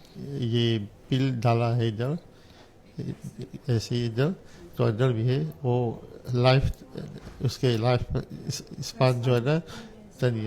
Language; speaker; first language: Hindi; non-native, learner; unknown